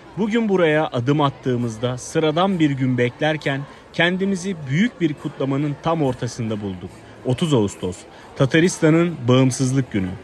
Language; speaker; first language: Turkish; native; Turkish